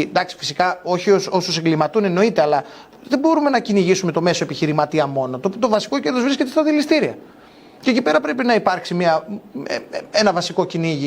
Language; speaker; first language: Greek; native; Greek